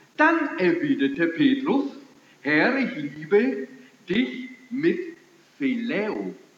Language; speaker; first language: German; early bilingual, heritage; German